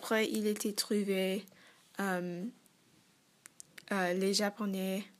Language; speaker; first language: French; non-native, learner; English